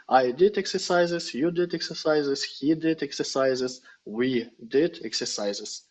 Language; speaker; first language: English; non-native, fluent; Ukrainian